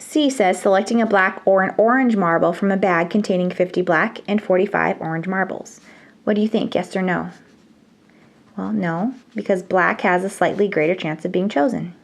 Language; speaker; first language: English; native; English